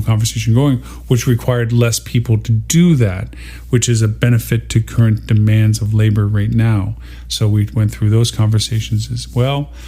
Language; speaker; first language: English; native; English